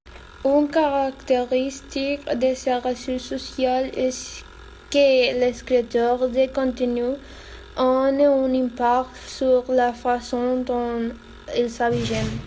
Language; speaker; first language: French; non-native, learner; Spanish